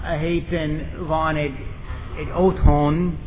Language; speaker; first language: Hungarian; non-native, fluent; English